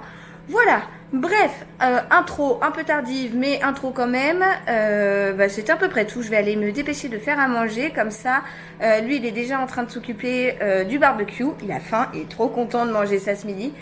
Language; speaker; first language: French; native; French